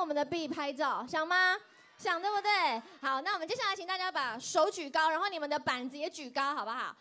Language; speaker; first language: Chinese; native; Chinese